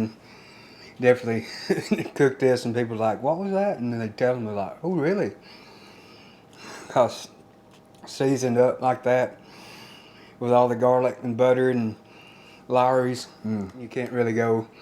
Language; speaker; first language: English; native; English